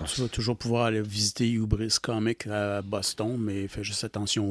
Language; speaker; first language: French; native; French